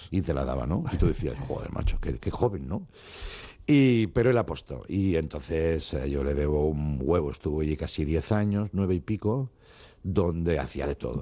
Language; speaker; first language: Spanish; non-native, local second language; Catalan